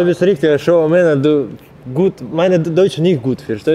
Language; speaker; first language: German; non-native, learner; Russian